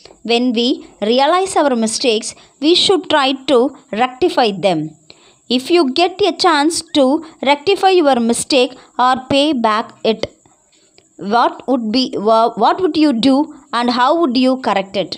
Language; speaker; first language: English; non-native, local second language; Tamil